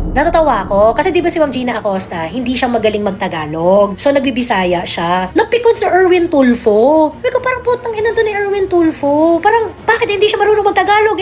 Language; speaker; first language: Filipino; native; Filipino